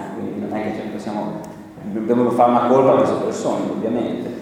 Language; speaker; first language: Italian; non-native, fluent; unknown